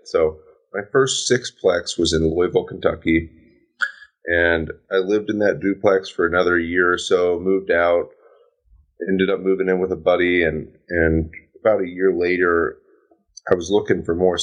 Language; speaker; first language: English; native; English